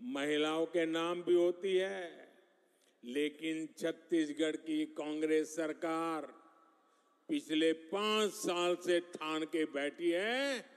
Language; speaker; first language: Hindi; non-native, local second language; Gujarati